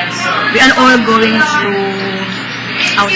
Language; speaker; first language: English; non-native, local second language; Filipino